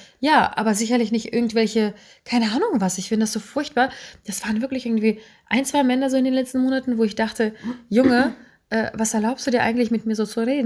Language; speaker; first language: German; native; German